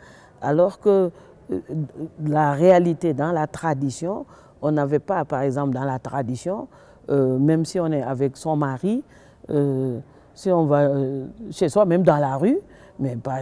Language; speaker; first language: French; non-native, local second language; Wolof